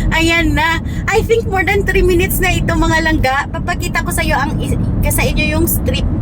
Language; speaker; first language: Filipino; non-native, local second language; Hiligaynon